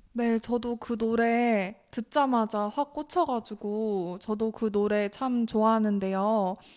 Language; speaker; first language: Korean; native; Korean